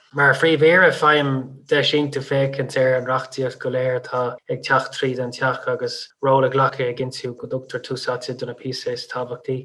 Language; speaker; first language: Irish; non-native, local second language; English